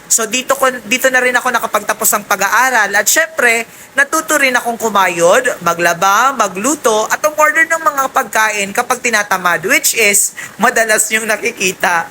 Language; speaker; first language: Filipino; non-native, local second language; Waray